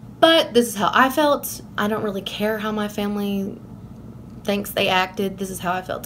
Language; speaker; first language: English; native; English